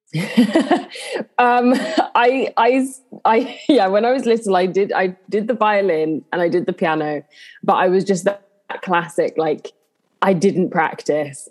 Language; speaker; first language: English; native; English